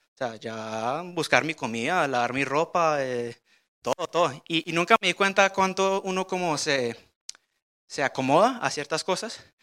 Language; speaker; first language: Spanish; early bilingual, heritage; Spanish